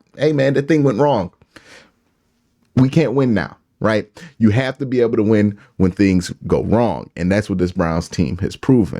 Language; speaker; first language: English; native; English